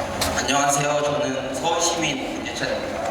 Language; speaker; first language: Korean; native; Korean